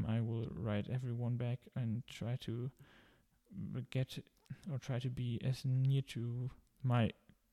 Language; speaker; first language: English; non-native, fluent; German